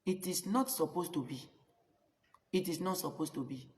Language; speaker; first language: English; non-native, local second language; Yoruba